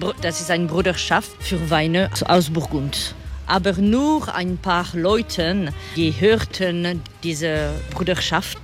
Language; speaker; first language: German; non-native, fluent; French